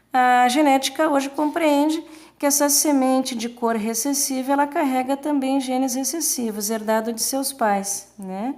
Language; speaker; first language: Portuguese; native; Portuguese